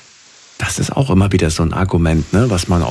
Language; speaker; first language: German; native; German